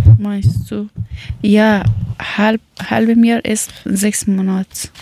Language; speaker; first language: German; non-native, learner; Persian